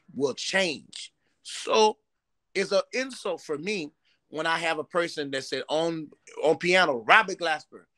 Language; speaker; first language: English; native; English